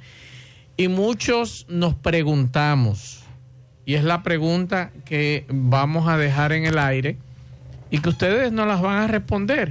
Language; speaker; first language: Spanish; native; Spanish